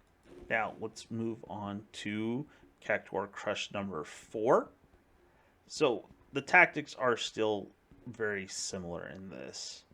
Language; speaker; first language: English; native; English